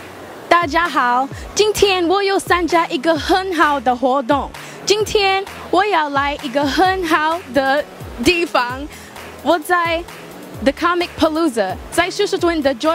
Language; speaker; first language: Chinese; non-native, learner; English